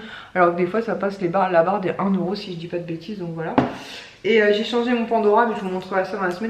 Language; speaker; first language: French; native; French